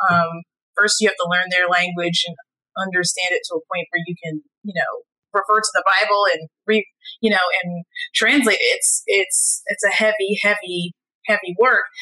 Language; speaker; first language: English; native; English